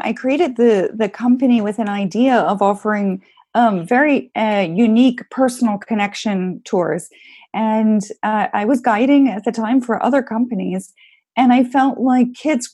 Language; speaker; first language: English; native; English